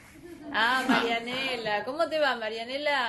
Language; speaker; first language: Spanish; native; Spanish